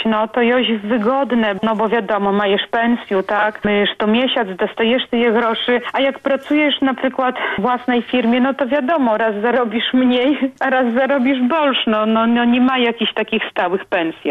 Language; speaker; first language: Polish; non-native, local second language; Belarusian